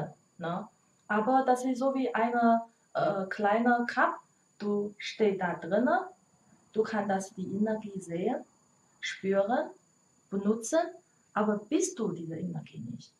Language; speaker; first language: German; non-native, learner; Chinese